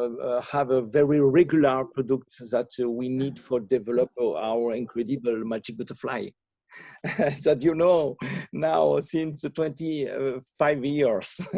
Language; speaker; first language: English; non-native, learner; French